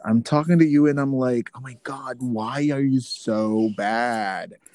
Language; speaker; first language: English; non-native, fluent; Portuguese